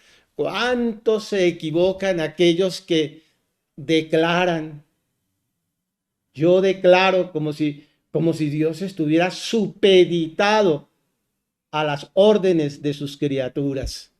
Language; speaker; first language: Spanish; native; Spanish